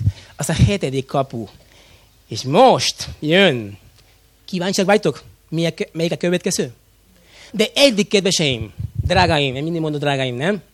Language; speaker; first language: Hungarian; non-native, fluent; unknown